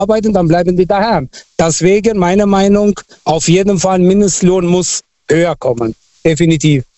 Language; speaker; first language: German; non-native, fluent; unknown